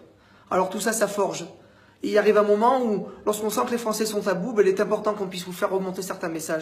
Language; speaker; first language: French; native; French